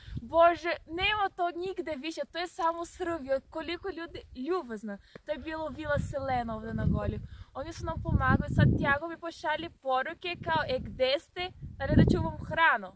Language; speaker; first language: Croatian; non-native, learner; Portuguese